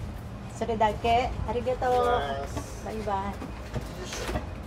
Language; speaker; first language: Japanese; non-native, learner; Filipino